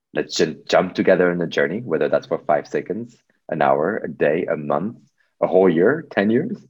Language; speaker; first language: English; non-native, fluent; Polish